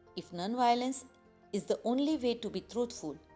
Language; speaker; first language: English; non-native, local second language; Gujarati